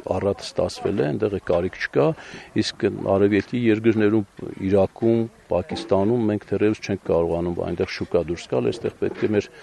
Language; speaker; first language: Armenian; native; Armenian